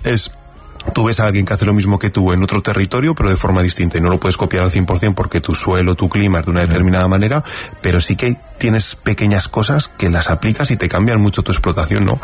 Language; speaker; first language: Spanish; native; Spanish